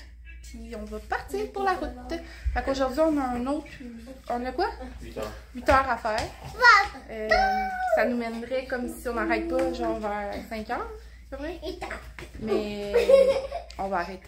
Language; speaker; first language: French; native; French